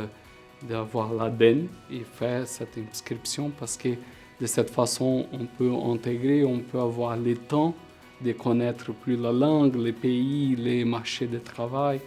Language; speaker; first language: French; non-native, fluent; Portuguese